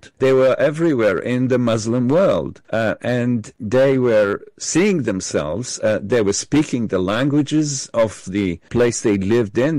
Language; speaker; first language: English; non-native, fluent; Hebrew